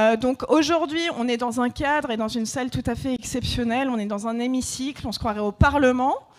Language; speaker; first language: French; native; French